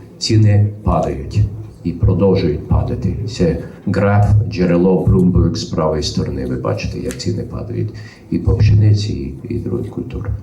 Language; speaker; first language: Ukrainian; early bilingual, heritage; Ukrainian